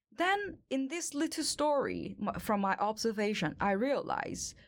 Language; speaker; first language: English; non-native, local second language; Cantonese